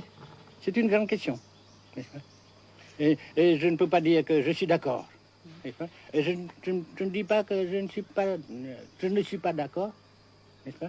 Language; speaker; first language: French; non-native, local second language; Vietnamese